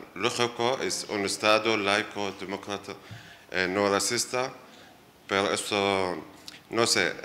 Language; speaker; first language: Spanish; non-native, learner; Arabic